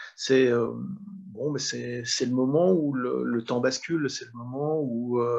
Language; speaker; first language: French; native; French